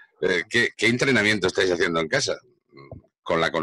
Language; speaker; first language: Spanish; native; Spanish